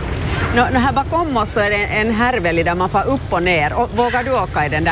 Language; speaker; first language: Swedish; native; Swedish